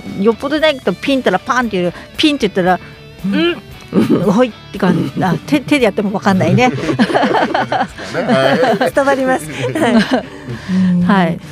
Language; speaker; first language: Japanese; native; Japanese